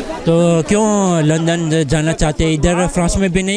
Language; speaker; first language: Hindi; non-native, learner; Gujarati